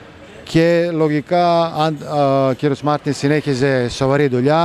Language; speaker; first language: Greek; non-native, fluent; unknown